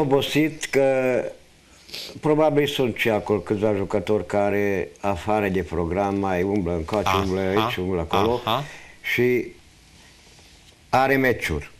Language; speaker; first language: Romanian; non-native, local second language; Hungarian